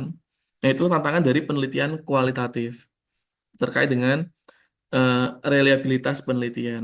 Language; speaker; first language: Indonesian; native; Indonesian